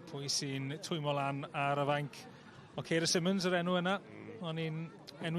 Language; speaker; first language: Welsh; native; Welsh